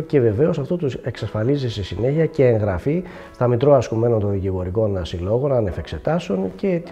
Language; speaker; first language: Greek; native; Greek